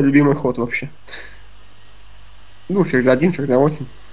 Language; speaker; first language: Russian; native; Russian